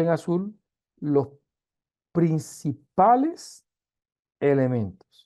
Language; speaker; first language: Spanish; native; Spanish